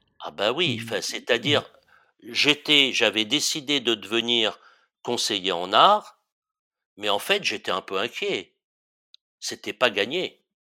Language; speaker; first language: French; early bilingual, other home language; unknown